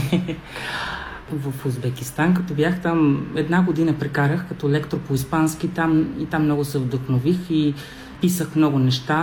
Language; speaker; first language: Bulgarian; non-native, fluent; Spanish